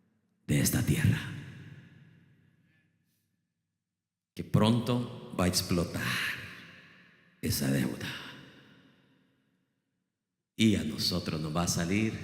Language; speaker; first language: Spanish; native; Spanish